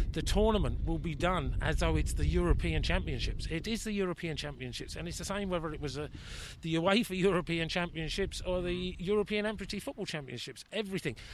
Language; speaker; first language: English; native; English